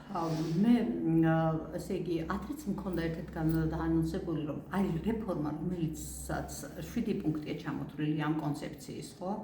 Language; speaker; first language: Georgian; native; Georgian